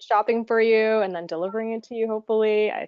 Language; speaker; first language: English; native; English